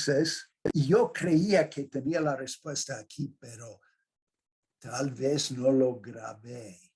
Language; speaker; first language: Spanish; non-native, fluent; English